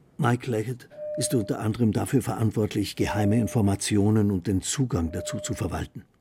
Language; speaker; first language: German; native; German